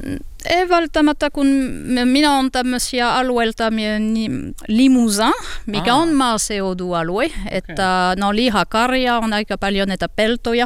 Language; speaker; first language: Finnish; non-native, learner; French